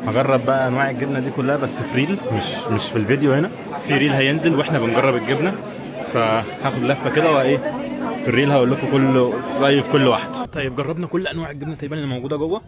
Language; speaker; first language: Arabic; native; Arabic